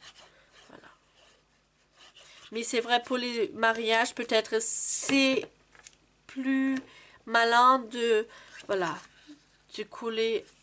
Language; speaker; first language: French; non-native, fluent; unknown